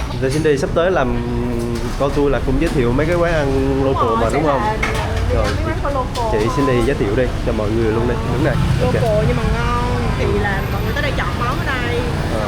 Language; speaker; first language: Vietnamese; non-native, fluent; Korean